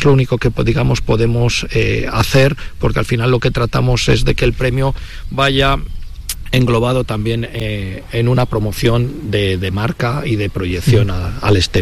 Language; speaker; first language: Spanish; native; Spanish